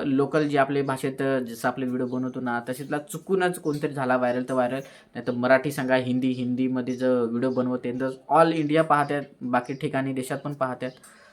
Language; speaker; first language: Marathi; native; Marathi